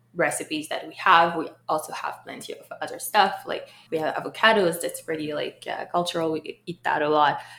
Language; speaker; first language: English; early bilingual, other home language; Haitian Creole